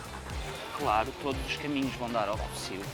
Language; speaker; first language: Portuguese; native; Portuguese